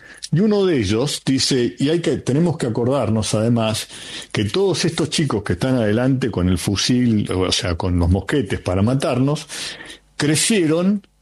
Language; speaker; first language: Spanish; native; Spanish